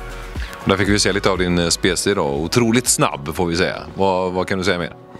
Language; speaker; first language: Swedish; native; Swedish